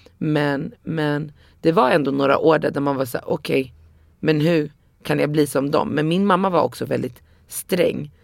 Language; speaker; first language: Swedish; early bilingual, other home language; Arabic